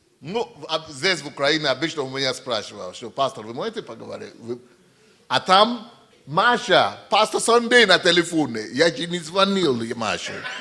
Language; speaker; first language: Russian; non-native, fluent; Yoruba